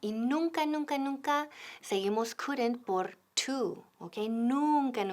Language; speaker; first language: Spanish; non-native, fluent; English